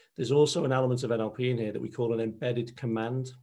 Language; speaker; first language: English; native; English